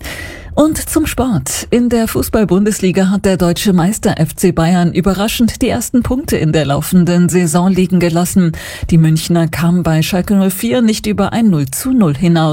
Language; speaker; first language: German; native; German